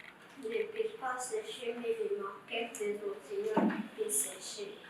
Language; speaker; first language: French; non-native, learner; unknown